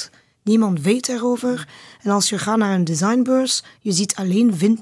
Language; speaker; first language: Dutch; non-native, learner; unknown